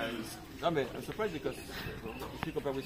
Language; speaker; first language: English; non-native, learner; French